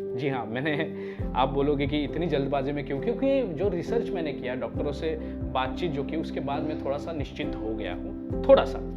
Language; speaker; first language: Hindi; non-native, local second language; Marathi